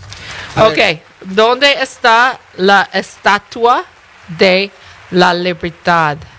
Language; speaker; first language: Spanish; early bilingual, other home language; English